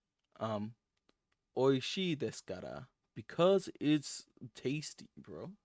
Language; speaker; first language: Japanese; non-native, learner; English